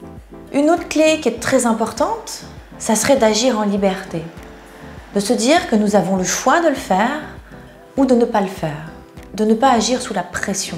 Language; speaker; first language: French; native; French